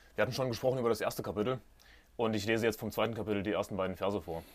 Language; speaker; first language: German; native; German